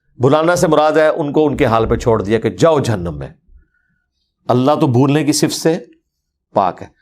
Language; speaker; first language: Urdu; non-native, local second language; Punjabi